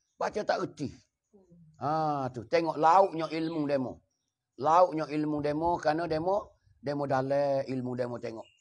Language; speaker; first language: Malay; native; Malay